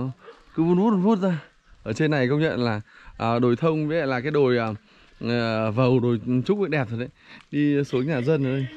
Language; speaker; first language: Vietnamese; native; Vietnamese